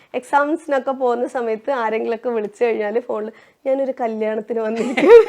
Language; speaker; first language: Malayalam; non-native, local second language; Tamil